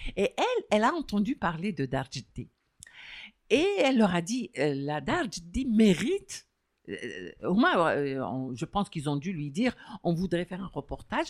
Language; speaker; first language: French; non-native, local second language; Arabic